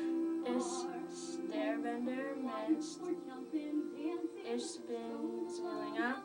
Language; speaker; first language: German; non-native, learner; English